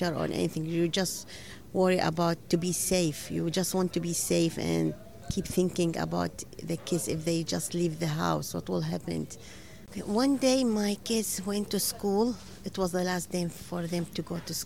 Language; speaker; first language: English; non-native, learner; Arabic